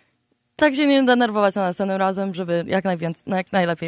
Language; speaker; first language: Polish; early bilingual, heritage; Polish